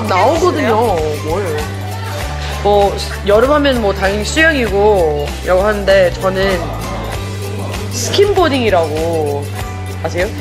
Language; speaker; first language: Korean; non-native, fluent; English